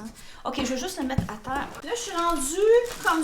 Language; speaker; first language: French; native; French